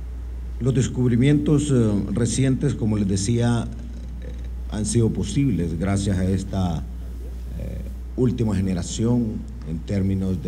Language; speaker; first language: Spanish; native; Spanish